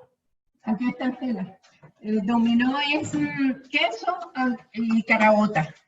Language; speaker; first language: Spanish; native; Spanish